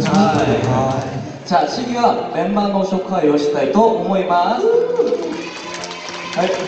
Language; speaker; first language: Japanese; non-native, learner; Korean